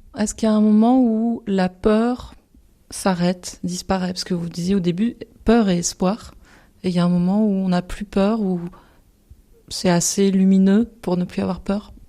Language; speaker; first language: French; native; French